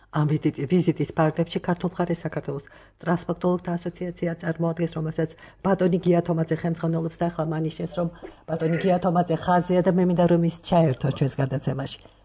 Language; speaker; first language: Georgian; native; Georgian